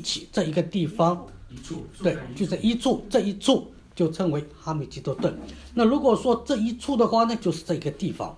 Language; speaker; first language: Chinese; native; Chinese